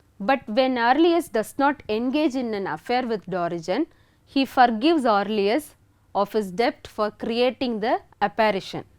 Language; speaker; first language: English; non-native, local second language; Tamil